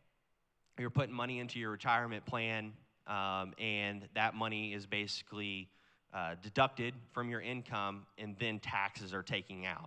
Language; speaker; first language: English; native; English